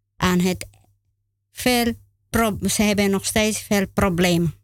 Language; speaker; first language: Dutch; non-native, learner; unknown